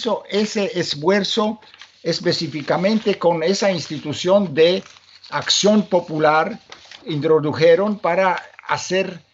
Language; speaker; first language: Spanish; non-native, fluent; Polish